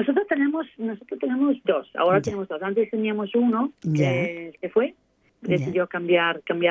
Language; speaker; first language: Spanish; native; Spanish